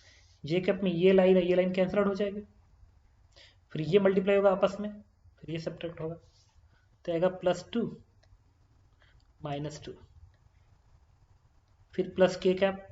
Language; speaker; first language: Hindi; native; Hindi